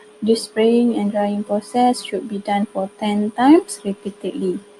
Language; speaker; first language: English; non-native, local second language; Malay